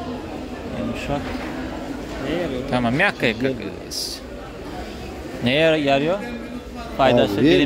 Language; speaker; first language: Turkish; non-native, learner; Russian